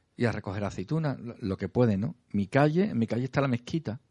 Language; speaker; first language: Spanish; native; Spanish